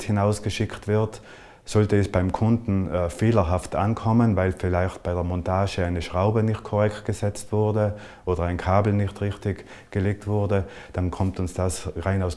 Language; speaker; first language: German; native; German